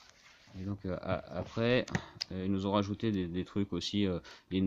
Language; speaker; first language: French; native; French